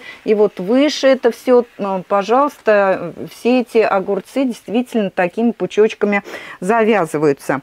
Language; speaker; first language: Russian; native; Russian